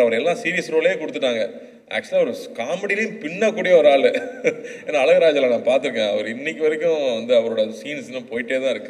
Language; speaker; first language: Tamil; native; Tamil